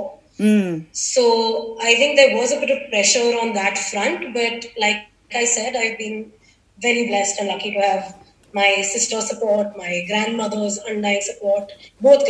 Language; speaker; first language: English; non-native, local second language; Gujarati